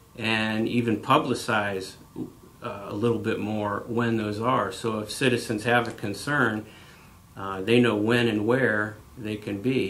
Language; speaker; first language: English; native; English